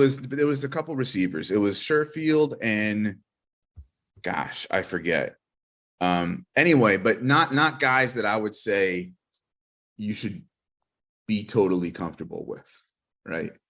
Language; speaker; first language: English; native; English